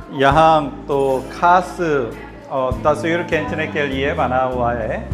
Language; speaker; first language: Hindi; non-native, learner; Korean